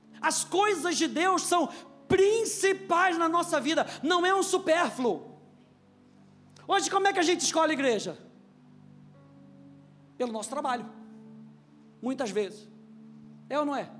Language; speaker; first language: Portuguese; native; Portuguese